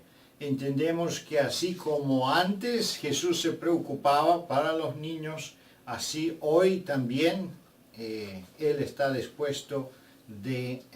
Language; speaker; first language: Spanish; non-native, fluent; Bulgarian